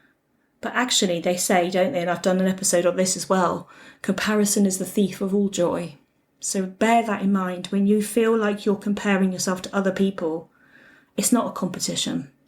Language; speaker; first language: English; native; English